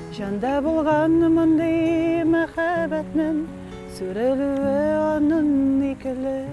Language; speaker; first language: Tatar; non-native, local second language; Russian